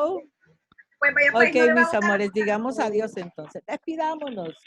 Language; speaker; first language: Spanish; native; Spanish